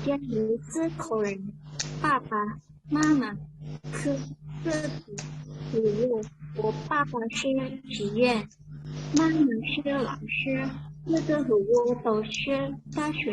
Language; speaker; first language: Chinese; non-native, learner; Indonesian